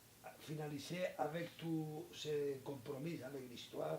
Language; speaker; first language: French; non-native, learner; Spanish